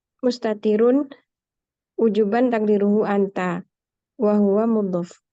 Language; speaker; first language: Arabic; non-native, learner; Indonesian